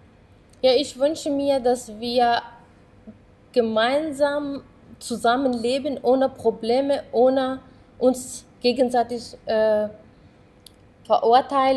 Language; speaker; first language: German; non-native, fluent; Arabic